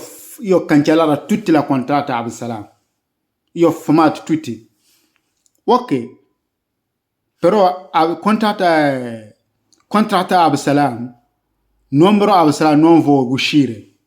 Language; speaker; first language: Italian; non-native, learner; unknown